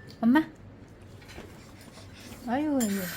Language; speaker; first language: Korean; non-native, learner; Vietnamese